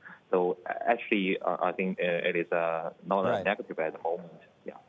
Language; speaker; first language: English; non-native, fluent; Chinese